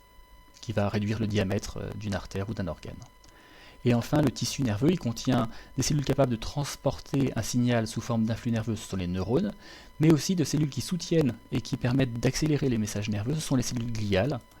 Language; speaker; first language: French; native; French